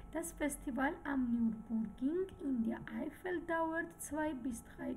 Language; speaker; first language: German; non-native, fluent; Georgian